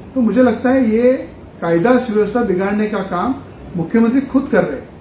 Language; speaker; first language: Hindi; non-native, local second language; Marathi